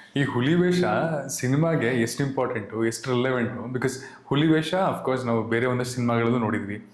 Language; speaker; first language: Kannada; native; Kannada